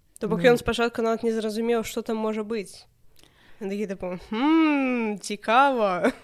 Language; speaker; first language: Belarusian; non-native, local second language; Russian